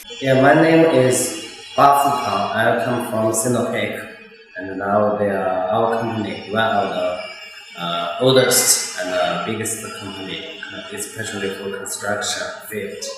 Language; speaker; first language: English; non-native, learner; Chinese